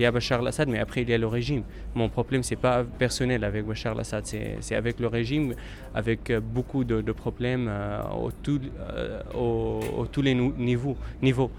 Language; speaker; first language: French; non-native, fluent; Arabic